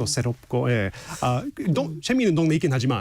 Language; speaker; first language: Korean; non-native, fluent; English